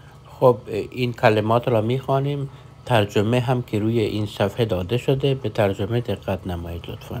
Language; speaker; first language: Persian; non-native, fluent; Urdu